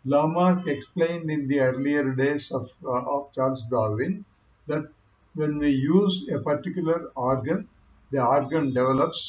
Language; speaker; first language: English; non-native, local second language; Kannada